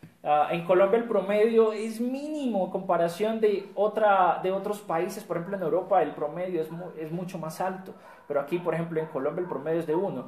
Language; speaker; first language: Spanish; native; Spanish